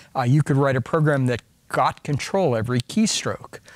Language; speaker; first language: English; native; English